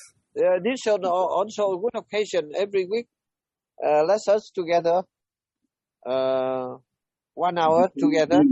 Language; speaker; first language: English; non-native, learner; Vietnamese